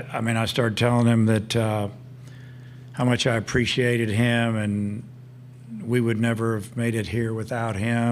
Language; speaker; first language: English; native; English